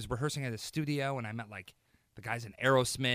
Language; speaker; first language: English; native; English